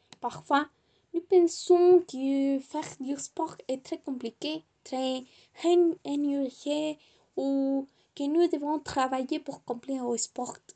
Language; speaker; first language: French; non-native, learner; Spanish